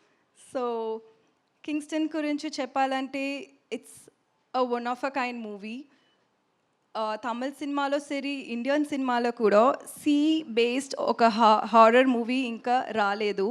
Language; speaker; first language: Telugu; non-native, learner; Tamil